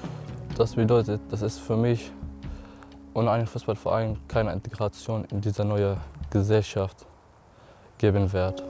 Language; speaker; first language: German; non-native, learner; Arabic